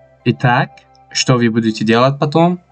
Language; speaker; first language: Russian; non-native, local second language; Tajik